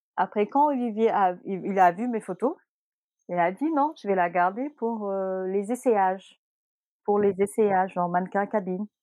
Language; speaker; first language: French; non-native, local second language; Wolof